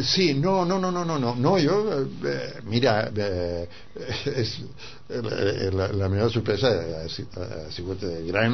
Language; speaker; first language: Catalan; non-native, fluent; Spanish